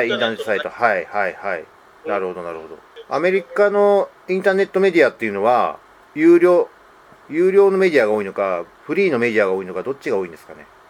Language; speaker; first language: Japanese; native; Japanese